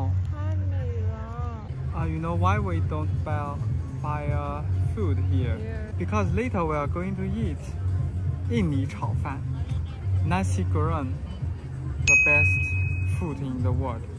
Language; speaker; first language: English; non-native, learner; Chinese